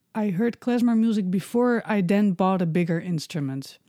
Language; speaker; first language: English; non-native, fluent; Dutch